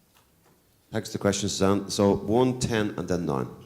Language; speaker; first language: English; native; English